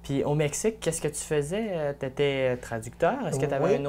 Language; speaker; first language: French; native; French